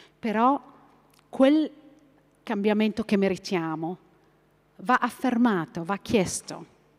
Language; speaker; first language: Italian; non-native, fluent; Arabic